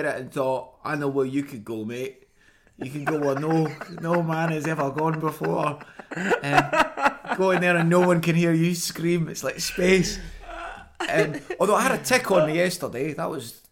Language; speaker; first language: English; native; English